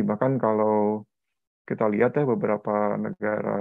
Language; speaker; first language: Indonesian; native; Indonesian